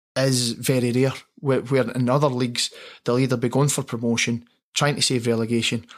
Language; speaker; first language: English; native; English